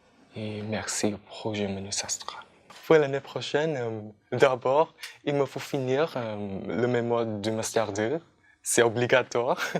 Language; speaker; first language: French; non-native, fluent; Khmer